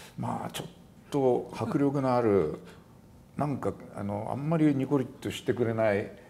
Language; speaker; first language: Japanese; native; Japanese